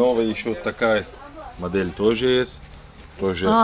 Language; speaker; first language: Russian; non-native, learner; Turkish